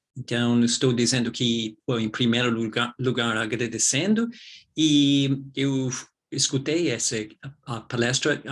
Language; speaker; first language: Portuguese; non-native, fluent; English